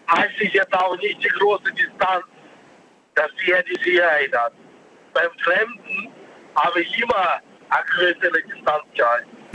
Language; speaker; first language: German; native; German